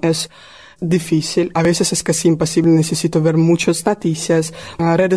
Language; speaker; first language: Spanish; non-native, learner; Russian